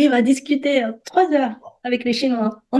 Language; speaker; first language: French; non-native, fluent; Chinese